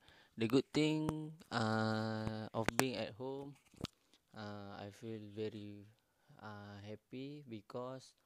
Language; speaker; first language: English; non-native, learner; Malay